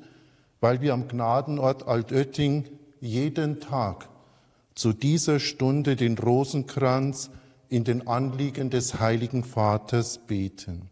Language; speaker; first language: German; native; German